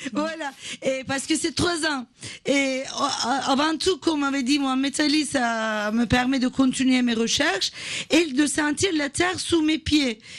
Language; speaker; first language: French; non-native, fluent; Turkish